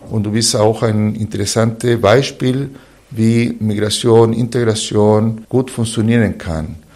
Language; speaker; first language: German; non-native, fluent; Spanish